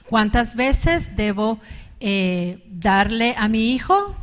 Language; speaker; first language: Spanish; native; Spanish